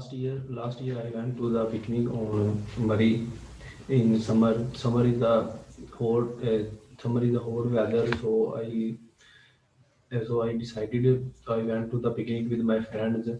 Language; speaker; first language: English; non-native, learner; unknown